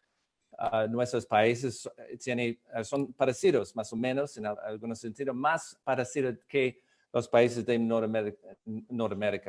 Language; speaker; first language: Spanish; non-native, fluent; English